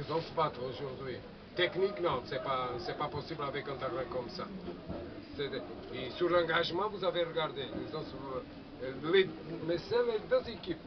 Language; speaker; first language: French; non-native, fluent; Portuguese